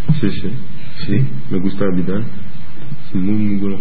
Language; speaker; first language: Spanish; non-native, learner; French